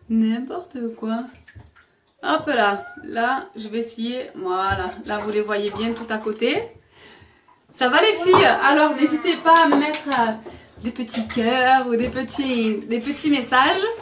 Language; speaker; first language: French; native; French